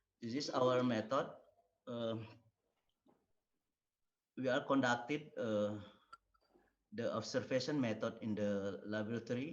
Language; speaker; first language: English; non-native, learner; Indonesian